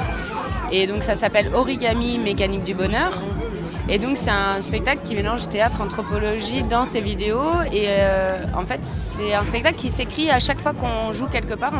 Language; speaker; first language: French; native; French